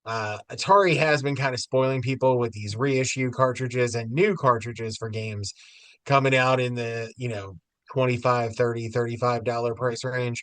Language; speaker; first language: English; native; English